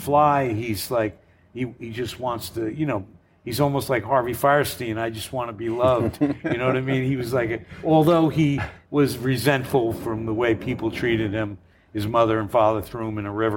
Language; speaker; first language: English; native; English